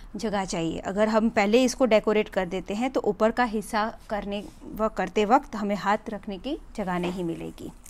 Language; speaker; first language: Hindi; non-native, local second language; Gujarati